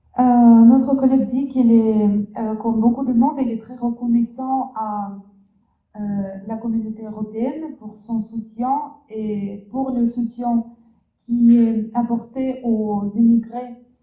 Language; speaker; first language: French; non-native, fluent; Russian